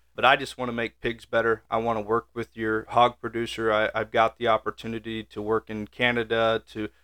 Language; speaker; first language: English; native; English